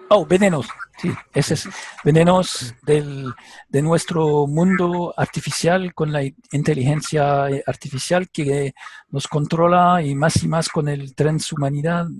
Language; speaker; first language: Spanish; non-native, learner; French